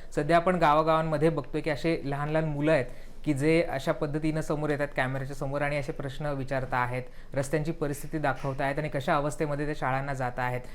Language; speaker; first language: Marathi; native; Marathi